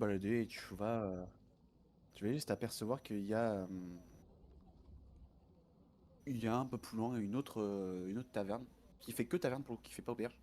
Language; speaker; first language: French; native; French